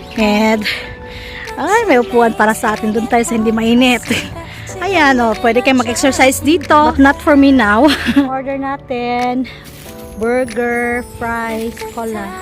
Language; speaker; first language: Filipino; native; Filipino